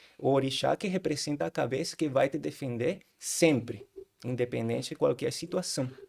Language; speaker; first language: Portuguese; non-native, fluent; Spanish